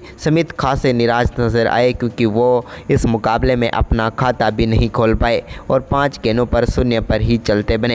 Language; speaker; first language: Hindi; native; Hindi